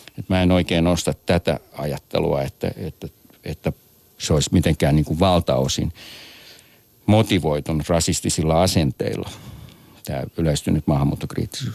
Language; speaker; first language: Finnish; native; Finnish